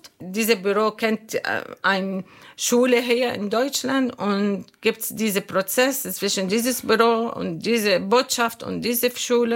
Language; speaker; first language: German; non-native, fluent; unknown